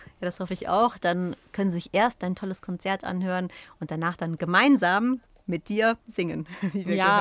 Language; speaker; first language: German; native; German